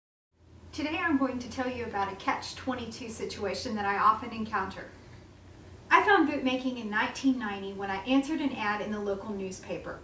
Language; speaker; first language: English; native; English